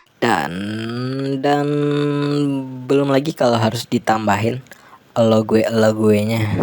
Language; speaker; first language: Indonesian; non-native, local second language; Minangkabau